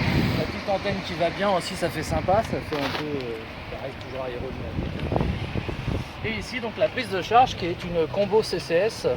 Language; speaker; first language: French; native; French